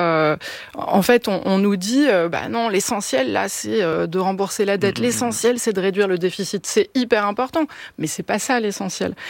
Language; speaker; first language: French; native; French